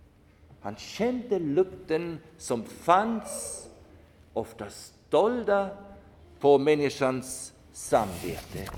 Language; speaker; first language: Swedish; non-native, fluent; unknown